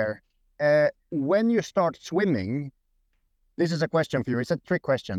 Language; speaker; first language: English; non-native, fluent; Swedish